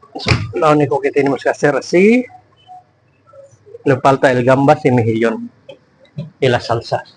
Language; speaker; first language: Spanish; non-native, learner; Filipino